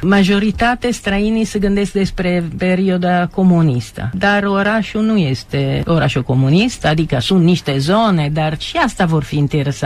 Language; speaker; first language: Romanian; non-native, fluent; Italian